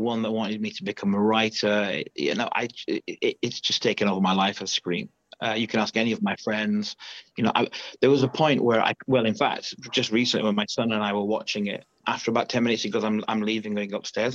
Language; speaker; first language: English; native; English